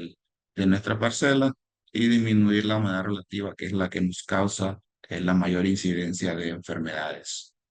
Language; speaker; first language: Spanish; native; Spanish